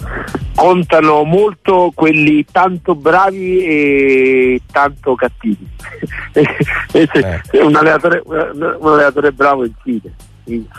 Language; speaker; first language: Italian; native; Italian